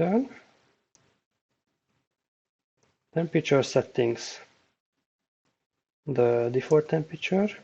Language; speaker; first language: English; non-native, fluent; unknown